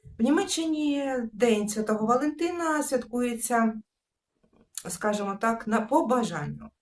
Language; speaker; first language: Ukrainian; native; Ukrainian